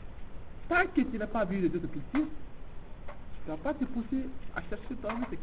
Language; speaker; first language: French; non-native, local second language; Tamasheq